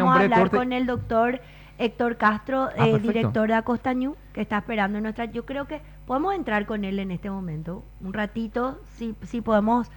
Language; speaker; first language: Spanish; native; Spanish